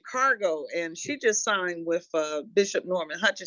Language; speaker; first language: English; native; English